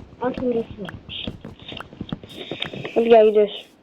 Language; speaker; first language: Turkish; native; Turkish